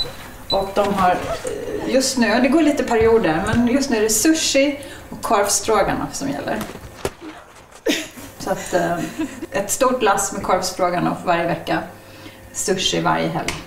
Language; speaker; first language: Swedish; native; Swedish